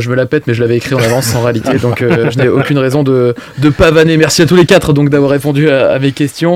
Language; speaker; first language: French; native; French